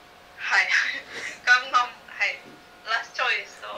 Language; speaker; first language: Cantonese; non-native, fluent; Indonesian